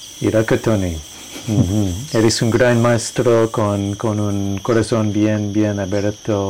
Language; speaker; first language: Spanish; non-native, learner; English